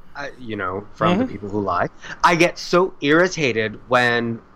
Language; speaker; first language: English; native; English